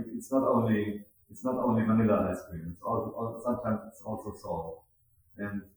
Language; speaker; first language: English; non-native, fluent; German